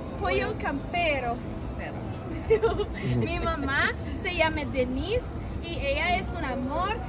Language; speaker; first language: Spanish; non-native, fluent; English